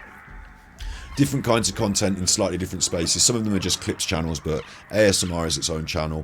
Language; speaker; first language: English; native; English